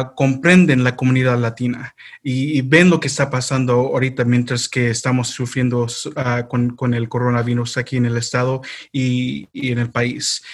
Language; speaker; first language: Spanish; early bilingual, heritage; Spanish